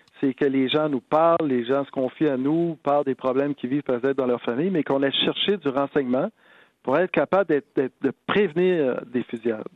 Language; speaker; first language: French; native; French